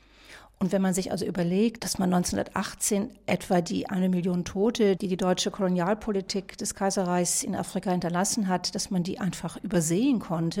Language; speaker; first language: German; native; German